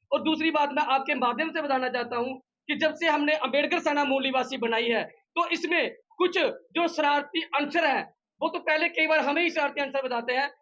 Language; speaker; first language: Hindi; non-native, local second language; Dogri